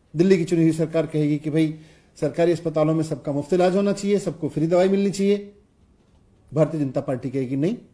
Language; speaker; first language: Hindi; native; Hindi